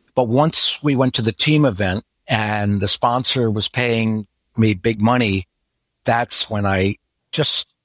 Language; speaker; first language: English; native; English